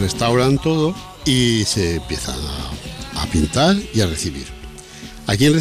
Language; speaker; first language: Spanish; native; Spanish